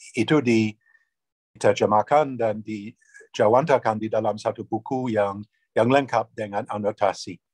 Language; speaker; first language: Indonesian; non-native, fluent; English